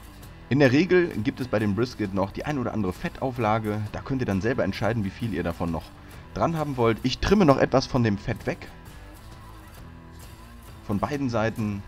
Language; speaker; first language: German; native; German